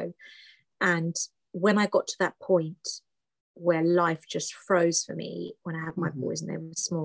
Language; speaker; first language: English; early bilingual, other home language; Greek